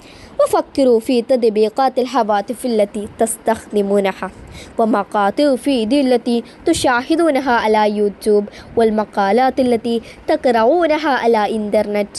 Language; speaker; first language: Arabic; non-native, learner; Malayalam